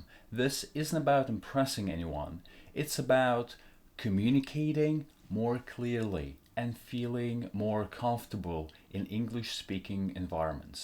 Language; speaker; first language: English; non-native, fluent; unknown